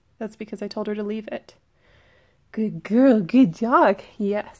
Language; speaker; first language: English; native; English